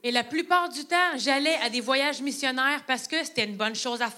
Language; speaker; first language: French; native; French